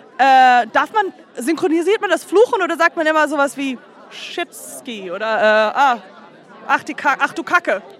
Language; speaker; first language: German; native; German